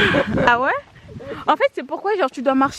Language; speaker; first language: French; native; French